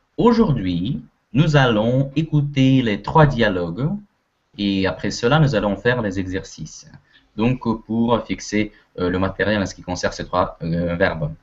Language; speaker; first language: French; non-native, fluent; Russian